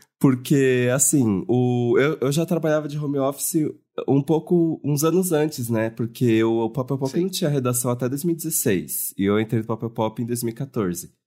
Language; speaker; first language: Portuguese; native; Portuguese